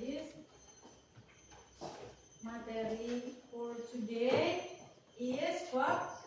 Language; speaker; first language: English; non-native, learner; Indonesian